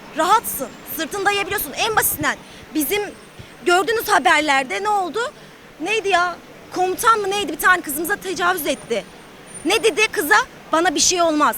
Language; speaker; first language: Turkish; native; Turkish